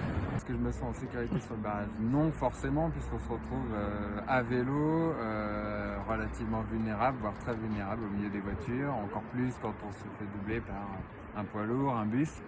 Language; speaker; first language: French; native; French